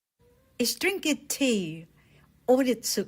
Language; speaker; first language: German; non-native, fluent; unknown